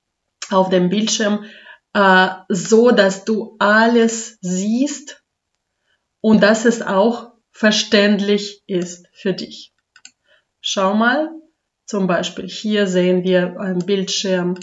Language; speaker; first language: German; non-native, fluent; Russian